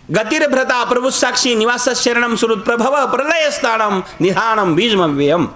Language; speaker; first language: Hindi; non-native, local second language; Marathi